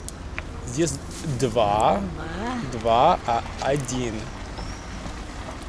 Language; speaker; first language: Russian; non-native, learner; English